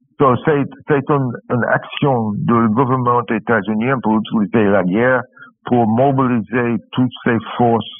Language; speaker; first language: French; non-native, learner; English